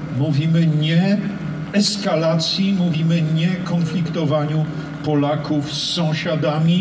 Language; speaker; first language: Polish; native; Polish